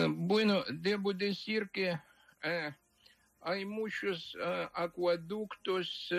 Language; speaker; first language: Spanish; non-native, fluent; Ukrainian